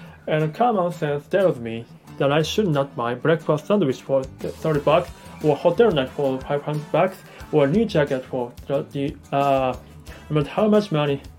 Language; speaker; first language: English; non-native, learner; Japanese